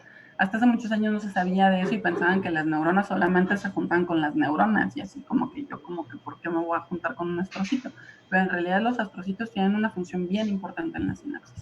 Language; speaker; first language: Spanish; native; Spanish